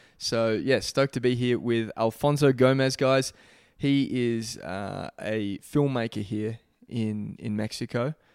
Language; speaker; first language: English; native; English